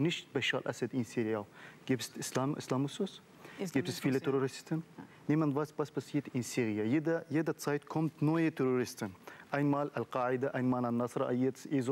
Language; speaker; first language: German; non-native, learner; Arabic